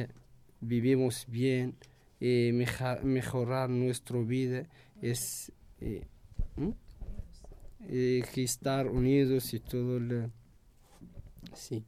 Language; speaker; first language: Spanish; non-native, learner; Arabic